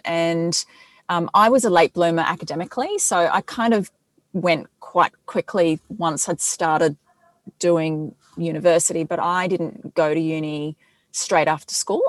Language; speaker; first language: English; native; English